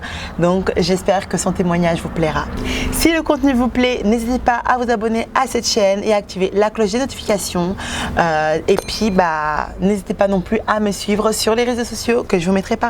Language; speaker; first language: French; native; French